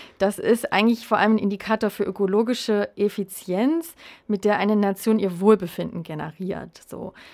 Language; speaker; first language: German; native; German